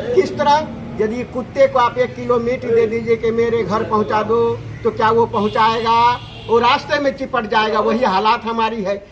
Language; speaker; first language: Hindi; native; Hindi